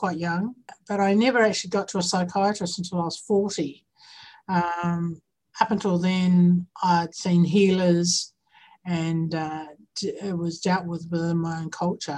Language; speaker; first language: English; native; English